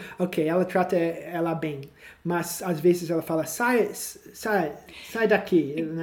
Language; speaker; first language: Portuguese; non-native, learner; English